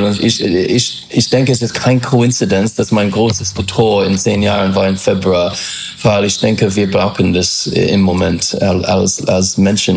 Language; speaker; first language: German; non-native, fluent; English